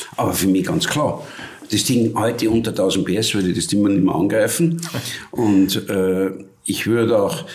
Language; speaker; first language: German; native; German